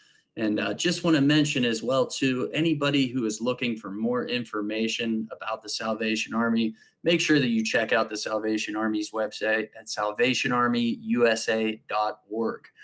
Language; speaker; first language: English; native; English